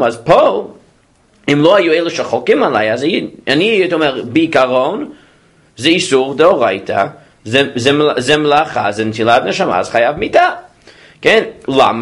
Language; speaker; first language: Hebrew; non-native, fluent; English